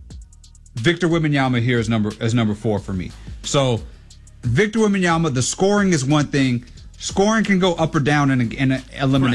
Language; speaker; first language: English; native; English